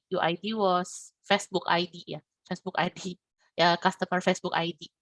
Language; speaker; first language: English; non-native, learner; Indonesian